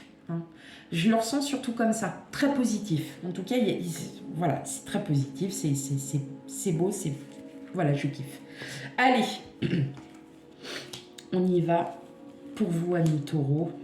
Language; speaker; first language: French; native; French